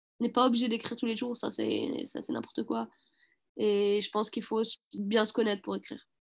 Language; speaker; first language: French; early bilingual, other home language; Arabic